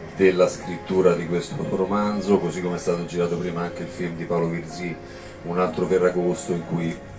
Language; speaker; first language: Italian; native; Italian